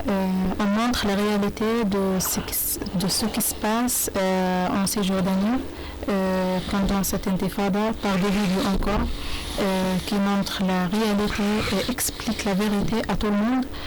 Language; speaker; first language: French; non-native, learner; Arabic